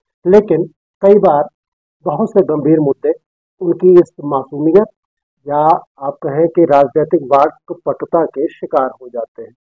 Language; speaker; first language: Hindi; native; Hindi